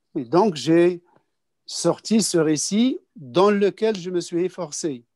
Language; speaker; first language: French; non-native, local second language; Kabyle